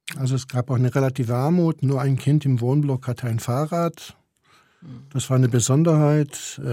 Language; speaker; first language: German; early bilingual, other home language; Croatian